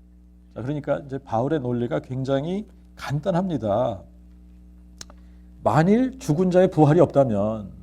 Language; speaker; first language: Korean; native; Korean